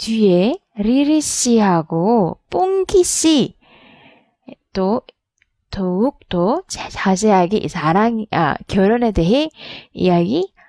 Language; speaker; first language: Korean; non-native, learner; Indonesian